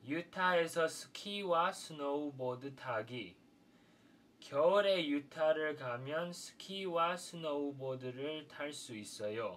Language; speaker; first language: Korean; non-native, fluent; English